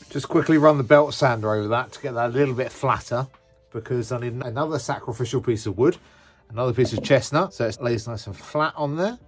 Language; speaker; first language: English; native; English